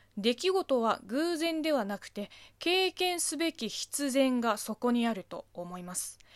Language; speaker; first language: Japanese; non-native, fluent; Chinese